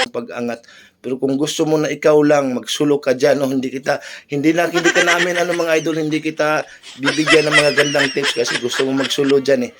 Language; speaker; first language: Filipino; native; Filipino